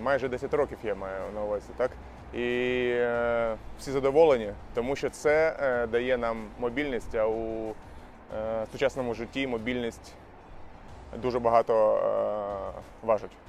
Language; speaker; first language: Ukrainian; non-native, local second language; Russian